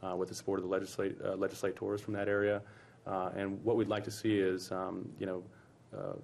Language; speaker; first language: English; native; English